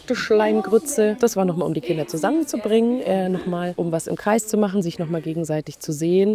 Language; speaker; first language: German; native; German